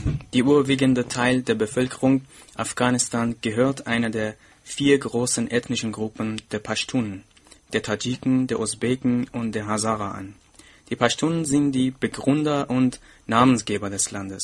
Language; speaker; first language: German; non-native, fluent; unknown